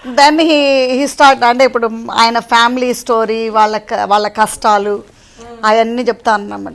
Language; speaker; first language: Telugu; native; Telugu